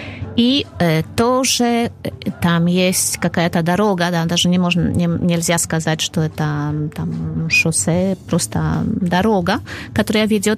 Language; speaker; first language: Russian; non-native, fluent; Polish